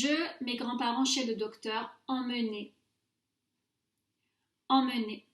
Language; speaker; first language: French; non-native, fluent; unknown